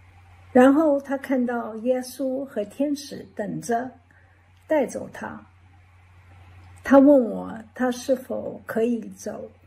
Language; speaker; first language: Chinese; early bilingual, heritage; English